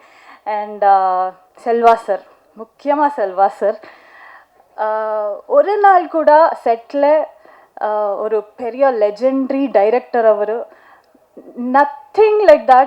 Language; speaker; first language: Tamil; non-native, learner; Kannada